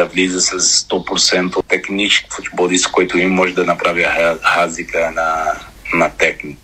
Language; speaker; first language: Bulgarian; non-native, learner; Portuguese